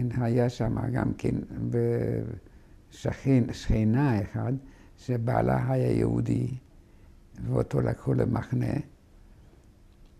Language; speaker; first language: Hebrew; non-native, fluent; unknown